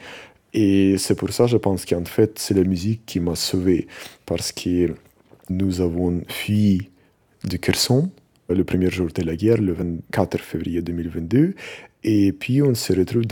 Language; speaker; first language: French; non-native, fluent; Russian